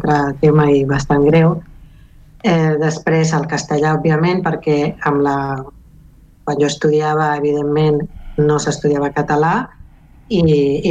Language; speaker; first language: Catalan; non-native, local second language; Galician